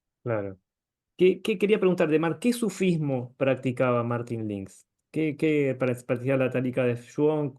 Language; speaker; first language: Spanish; native; Spanish